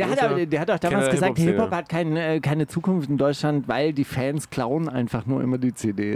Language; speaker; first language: German; native; German